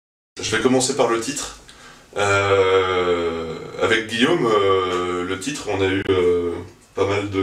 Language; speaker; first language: French; native; French